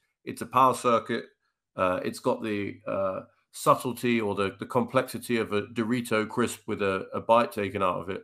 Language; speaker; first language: English; native; English